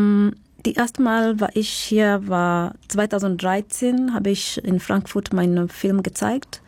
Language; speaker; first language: German; non-native, fluent; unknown